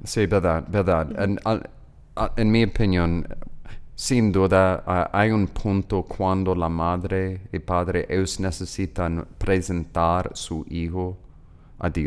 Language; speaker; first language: Spanish; non-native, learner; English